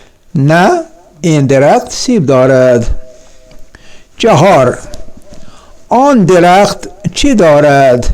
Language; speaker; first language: Persian; non-native, fluent; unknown